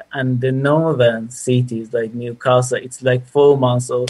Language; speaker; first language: English; non-native, fluent; Persian